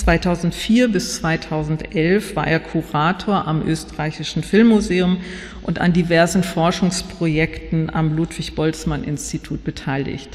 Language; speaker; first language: German; native; German